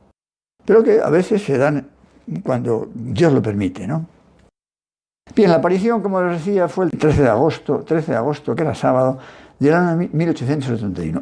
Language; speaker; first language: Spanish; native; Spanish